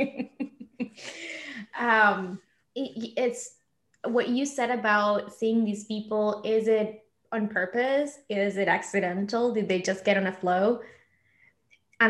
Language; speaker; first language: English; non-native, fluent; Spanish